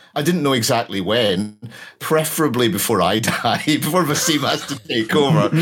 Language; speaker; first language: English; native; English